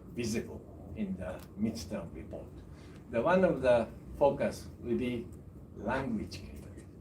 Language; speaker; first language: English; non-native, fluent; Japanese